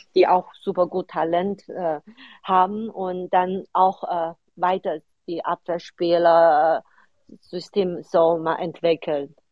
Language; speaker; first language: German; non-native, fluent; Chinese